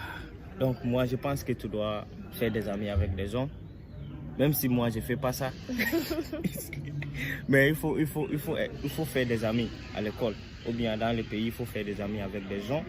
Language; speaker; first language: French; non-native, learner; English